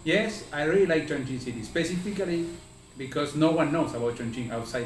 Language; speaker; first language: English; non-native, fluent; Spanish